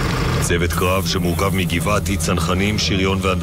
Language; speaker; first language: Hebrew; native; Hebrew